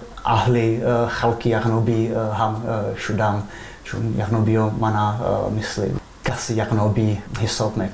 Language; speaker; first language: Persian; non-native, fluent; Czech